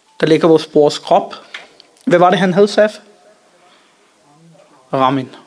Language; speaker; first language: Danish; early bilingual, other home language; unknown